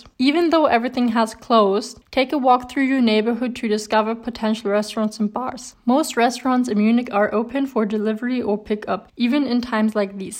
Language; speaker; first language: English; non-native, fluent; German